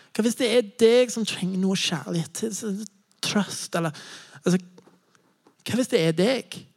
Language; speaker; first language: Norwegian; non-native, fluent; English